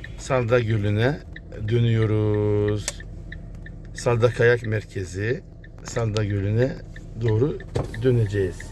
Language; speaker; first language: Turkish; early bilingual, heritage; Turkish